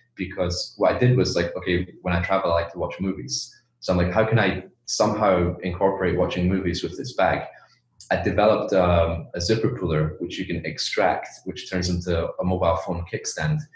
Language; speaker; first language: English; native; English